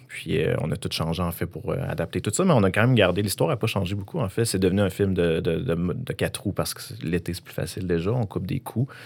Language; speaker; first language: French; native; French